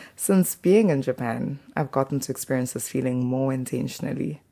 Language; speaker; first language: English; non-native, local second language; Zulu